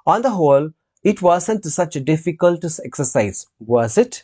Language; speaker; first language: English; non-native, local second language; Telugu